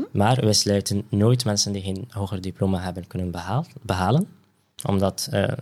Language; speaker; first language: Dutch; non-native, fluent; Riffian